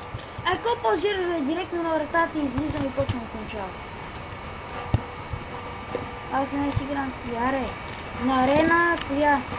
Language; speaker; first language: Bulgarian; native; Bulgarian